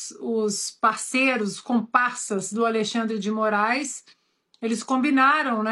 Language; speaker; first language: Portuguese; native; Portuguese